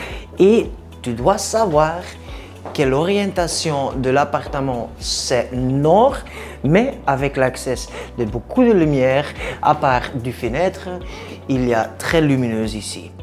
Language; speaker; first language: French; non-native, learner; Spanish